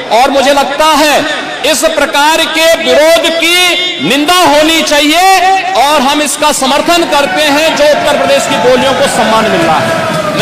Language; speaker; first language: Hindi; native; Hindi